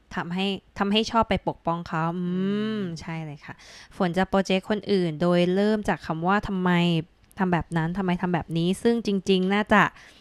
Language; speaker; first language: Thai; native; Thai